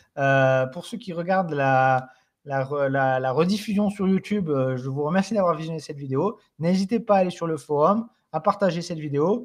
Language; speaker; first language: French; native; French